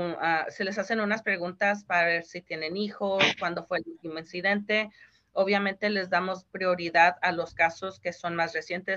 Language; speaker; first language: Spanish; early bilingual, heritage; Spanish